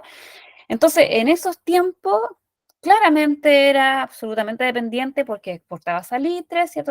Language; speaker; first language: Spanish; native; Spanish